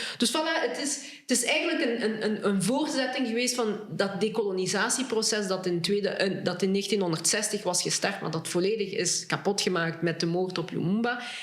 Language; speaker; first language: Dutch; early bilingual, other home language; Lingala